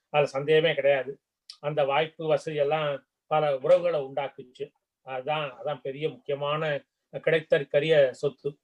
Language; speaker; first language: Tamil; native; Tamil